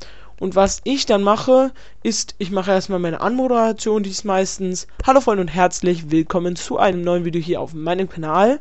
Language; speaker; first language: German; native; German